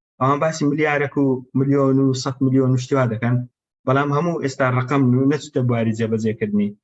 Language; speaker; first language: Central Kurdish; non-native, local second language; Kurdish